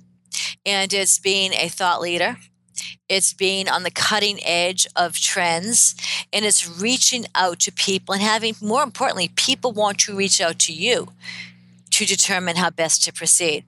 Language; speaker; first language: English; native; English